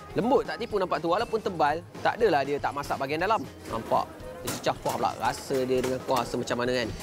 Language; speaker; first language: Malay; native; Malay